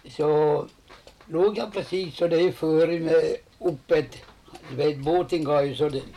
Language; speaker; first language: Swedish; native; Swedish